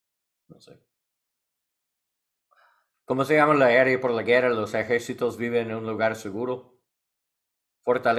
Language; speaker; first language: Spanish; non-native, learner; English